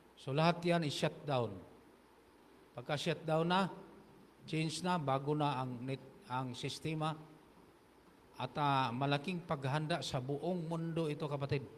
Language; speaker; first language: Filipino; non-native, local second language; Hiligaynon